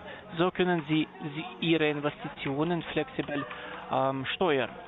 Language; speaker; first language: German; non-native, fluent; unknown